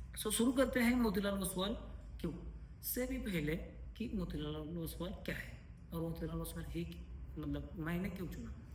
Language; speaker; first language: Hindi; non-native, local second language; Marathi